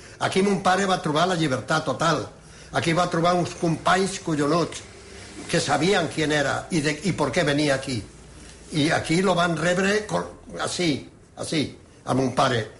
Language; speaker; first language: Catalan; early bilingual, other home language; Spanish